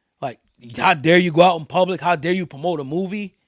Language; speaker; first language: English; native; English